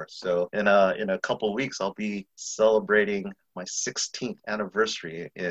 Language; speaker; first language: English; native; English